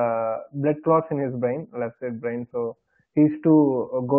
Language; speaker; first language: English; non-native, local second language; Telugu